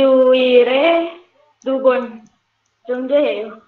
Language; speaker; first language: Korean; non-native, learner; Indonesian